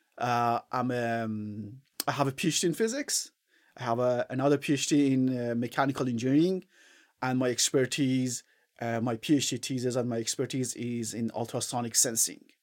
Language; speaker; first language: English; non-native, fluent; Persian